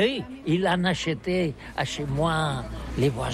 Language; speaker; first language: French; non-native, learner; Catalan